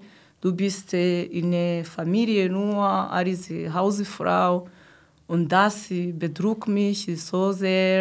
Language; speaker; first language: German; non-native, learner; Kinyarwanda